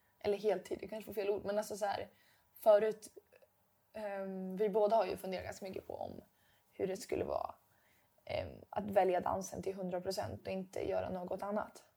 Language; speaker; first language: Swedish; native; Swedish